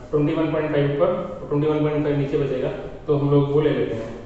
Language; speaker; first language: Hindi; native; Hindi